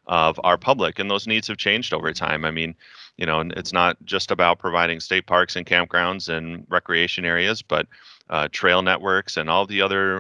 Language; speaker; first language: English; native; English